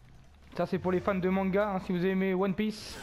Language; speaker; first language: French; native; French